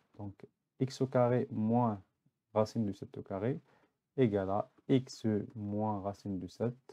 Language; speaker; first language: French; non-native, local second language; Arabic